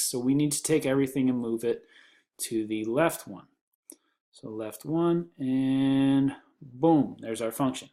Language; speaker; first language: English; native; English